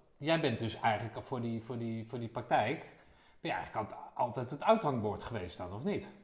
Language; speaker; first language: Dutch; native; Dutch